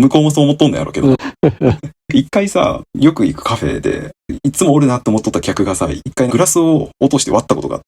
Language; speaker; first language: Japanese; native; Japanese